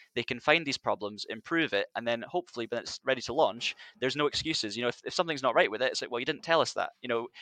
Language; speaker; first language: English; native; English